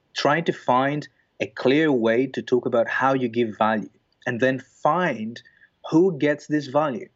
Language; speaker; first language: English; non-native, fluent; Greek